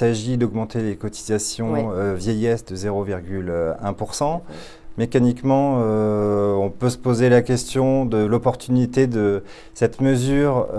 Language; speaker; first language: French; native; French